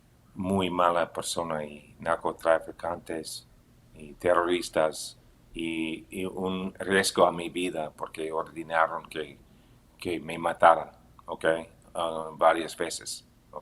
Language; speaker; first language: Spanish; non-native, fluent; English